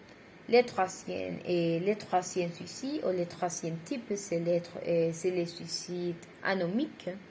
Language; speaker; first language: French; non-native, learner; Spanish